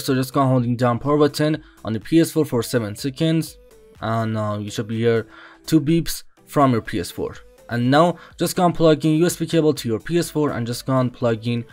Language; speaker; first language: English; non-native, learner; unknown